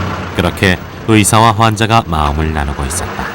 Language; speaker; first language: Korean; native; Korean